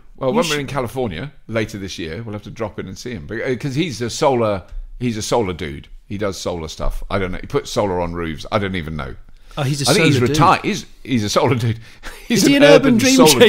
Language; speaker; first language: English; native; English